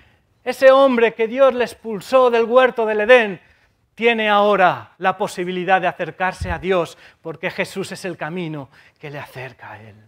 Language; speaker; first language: Spanish; native; Spanish